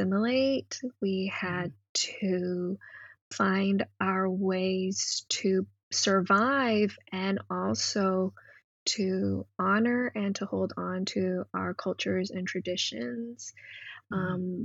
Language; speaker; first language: English; non-native, local second language; Cantonese